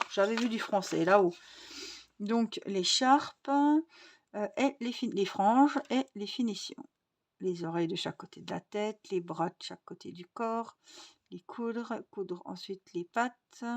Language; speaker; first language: French; native; French